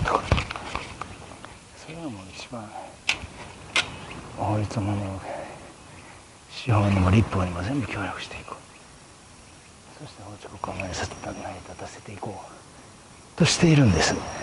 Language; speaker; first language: Japanese; native; Japanese